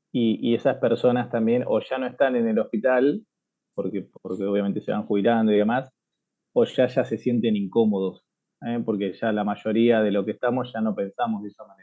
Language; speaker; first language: Spanish; native; Spanish